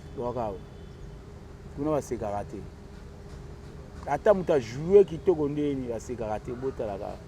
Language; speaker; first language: Lingala; non-native, local second language; Kongo